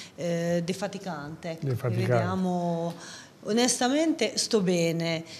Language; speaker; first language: Italian; native; Italian